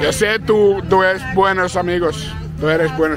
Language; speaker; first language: Spanish; non-native, learner; Finnish